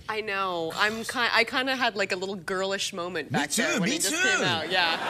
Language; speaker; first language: English; native; English